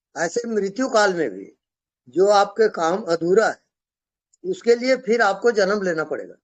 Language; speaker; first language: Hindi; native; Hindi